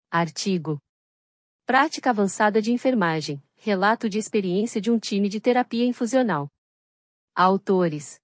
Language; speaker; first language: Portuguese; native; Portuguese